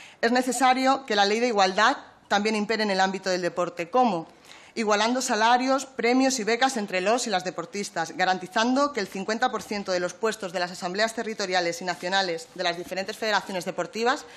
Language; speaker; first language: Spanish; native; Spanish